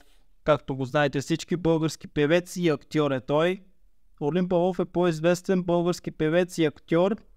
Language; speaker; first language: Bulgarian; native; Bulgarian